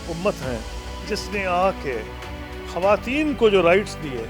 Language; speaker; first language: Urdu; native; Urdu